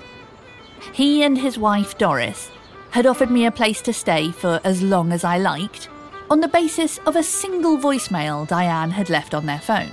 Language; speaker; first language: English; native; English